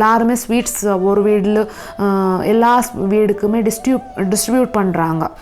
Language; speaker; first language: Tamil; non-native, learner; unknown